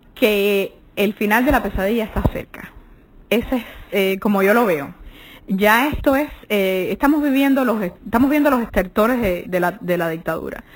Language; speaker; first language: Spanish; native; Spanish